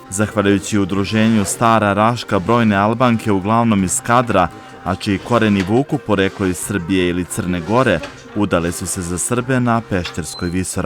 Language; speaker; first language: Bosnian; native; Bosnian